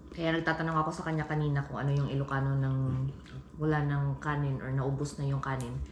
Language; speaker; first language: Filipino; non-native, local second language; Cebuano